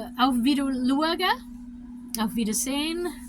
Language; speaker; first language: German; non-native, learner; English